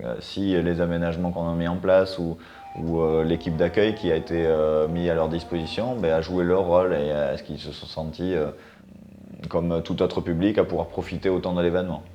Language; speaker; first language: French; native; French